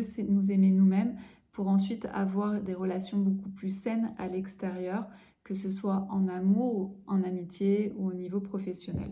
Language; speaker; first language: French; native; French